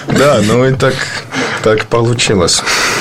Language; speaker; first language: Russian; non-native, learner; Latvian